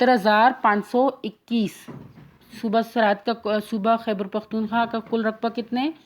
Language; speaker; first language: Urdu; non-native, local second language; Pashto